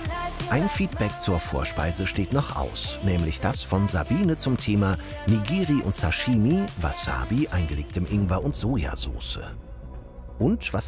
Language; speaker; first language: German; native; German